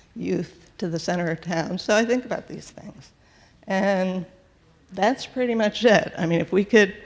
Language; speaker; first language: English; native; English